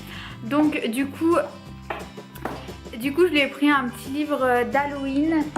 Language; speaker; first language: French; native; French